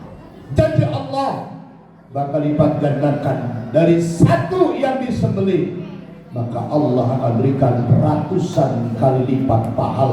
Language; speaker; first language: Indonesian; native; Indonesian